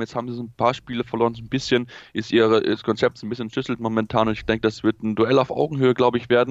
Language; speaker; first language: German; native; German